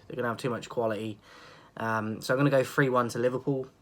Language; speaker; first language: English; native; English